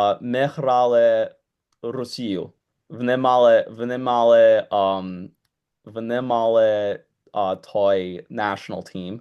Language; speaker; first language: Ukrainian; early bilingual, heritage; Ukrainian